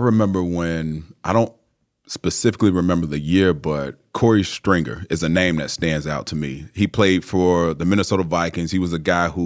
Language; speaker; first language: English; native; English